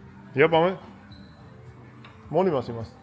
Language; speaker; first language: Greek; non-native, fluent; Armenian